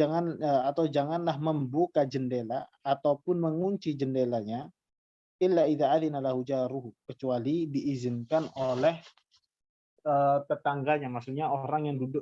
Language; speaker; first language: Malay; non-native, local second language; Indonesian